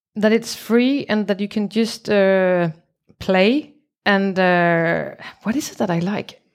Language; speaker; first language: English; non-native, fluent; Danish